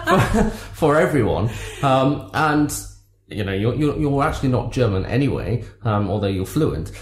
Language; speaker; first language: English; native; English